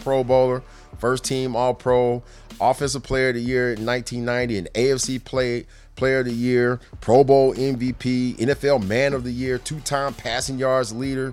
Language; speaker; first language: English; native; English